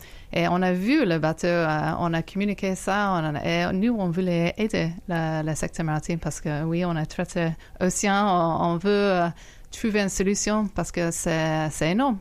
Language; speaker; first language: French; non-native, fluent; English